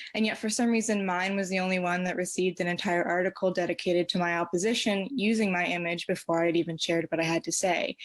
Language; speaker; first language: English; native; English